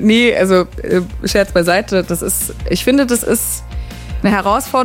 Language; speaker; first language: German; native; German